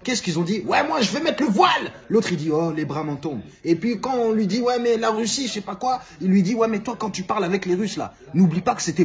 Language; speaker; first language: French; native; French